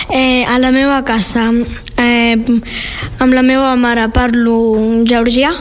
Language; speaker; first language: Catalan; non-native, learner; Georgian